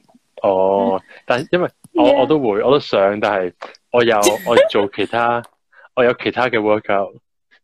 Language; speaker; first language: Chinese; early bilingual, heritage; Cantonese